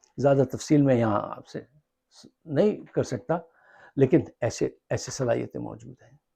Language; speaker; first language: Urdu; native; Urdu